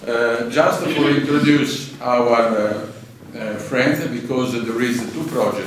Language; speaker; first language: English; non-native, learner; Italian